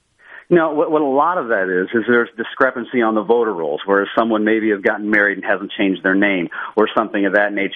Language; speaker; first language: English; native; English